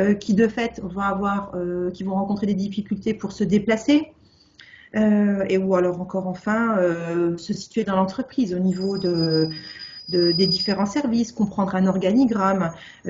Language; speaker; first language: French; native; French